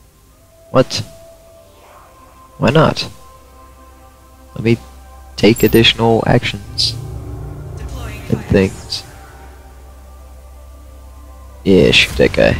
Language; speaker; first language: English; native; English